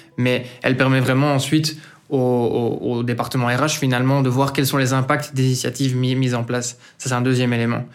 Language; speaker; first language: French; native; French